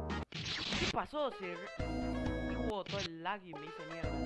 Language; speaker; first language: Spanish; native; Spanish